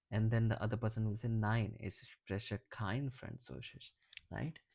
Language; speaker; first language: German; non-native, fluent; English